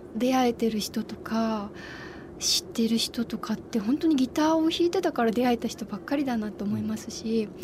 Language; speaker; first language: Japanese; native; Japanese